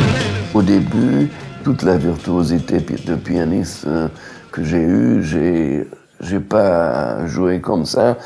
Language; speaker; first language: French; non-native, fluent; German